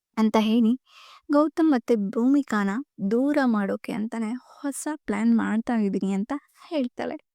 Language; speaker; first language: Kannada; native; Kannada